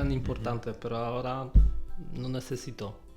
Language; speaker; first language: Spanish; non-native, learner; Polish